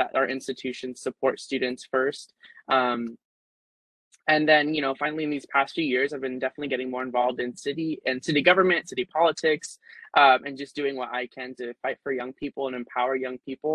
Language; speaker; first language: English; native; English